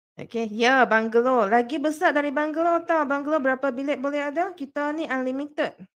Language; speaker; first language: Malay; non-native, local second language; Chinese